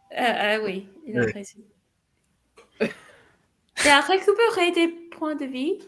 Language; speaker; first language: French; non-native, learner; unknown